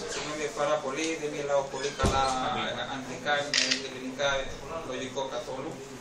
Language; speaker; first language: Greek; non-native, learner; Spanish